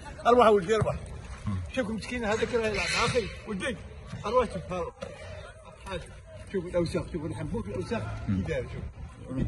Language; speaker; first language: Arabic; native; Arabic